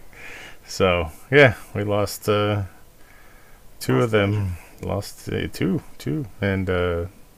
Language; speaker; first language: English; native; English